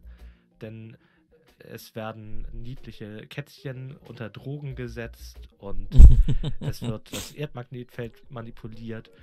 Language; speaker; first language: German; native; German